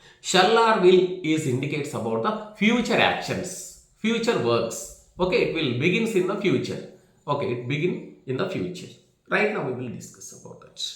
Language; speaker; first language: English; non-native, local second language; Telugu